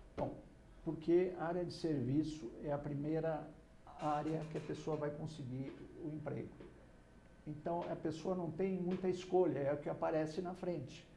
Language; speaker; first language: Portuguese; non-native, fluent; German